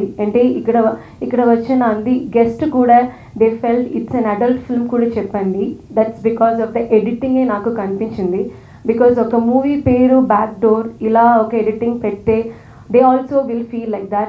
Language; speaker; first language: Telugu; non-native, fluent; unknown